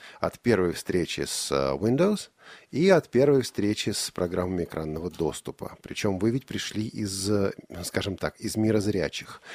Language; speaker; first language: Russian; native; Russian